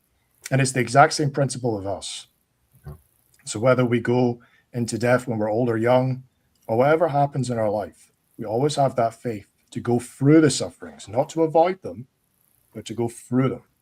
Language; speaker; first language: English; native; English